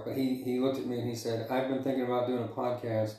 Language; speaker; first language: English; native; English